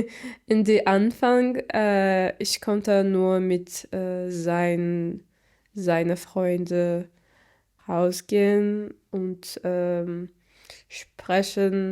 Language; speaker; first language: German; non-native, learner; Portuguese